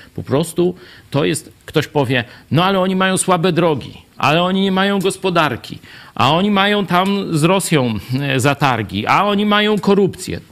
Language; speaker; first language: Polish; native; Polish